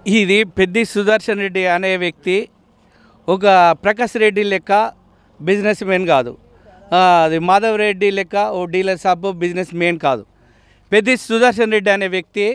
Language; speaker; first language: Telugu; native; Telugu